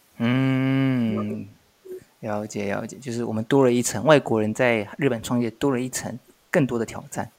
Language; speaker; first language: Chinese; native; Chinese